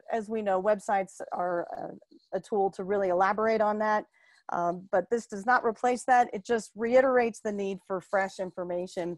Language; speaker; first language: English; native; English